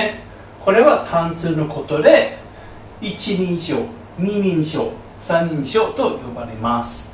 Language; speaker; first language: Japanese; non-native, fluent; German